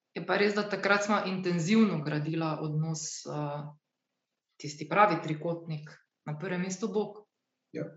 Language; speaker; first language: Slovenian; native; Slovenian